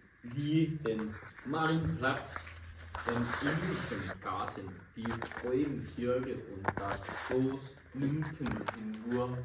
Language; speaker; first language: German; non-native, learner; Danish